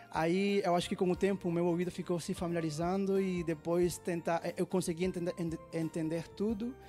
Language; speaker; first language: Portuguese; non-native, fluent; Spanish